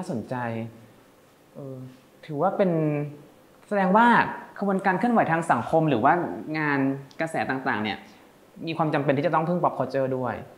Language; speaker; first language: Thai; native; Thai